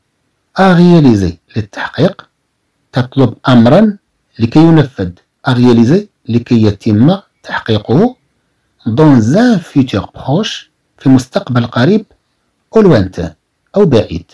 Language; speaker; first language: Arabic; native; Arabic